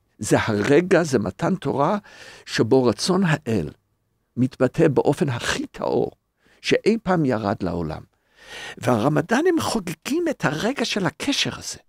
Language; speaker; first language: Hebrew; non-native, fluent; English